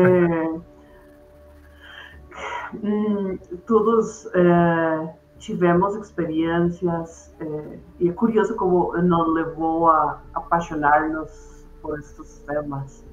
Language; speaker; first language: Portuguese; non-native, fluent; Spanish